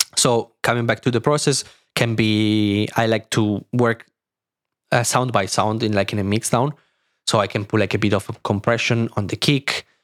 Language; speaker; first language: English; non-native, fluent; Italian